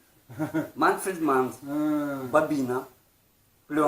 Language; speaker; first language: Russian; native; Russian